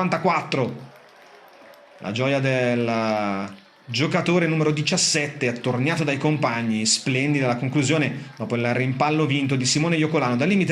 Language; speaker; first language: Italian; native; Italian